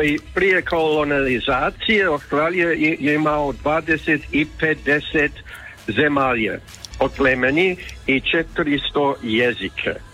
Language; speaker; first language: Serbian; early bilingual, heritage; Croatian